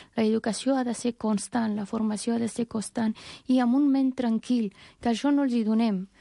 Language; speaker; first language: Catalan; non-native, fluent; Persian